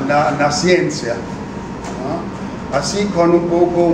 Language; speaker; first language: Portuguese; non-native, fluent; German